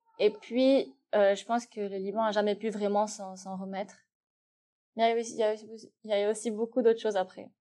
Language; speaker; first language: French; non-native, local second language; Arabic